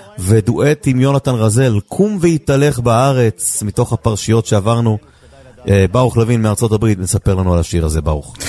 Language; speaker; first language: Hebrew; native; Hebrew